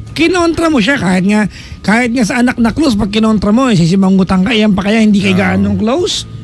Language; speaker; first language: Filipino; native; Filipino